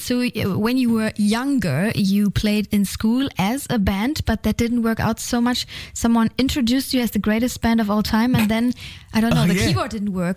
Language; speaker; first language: English; non-native, fluent; German